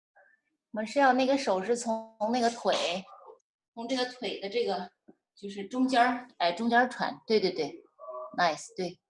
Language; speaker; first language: Chinese; native; Chinese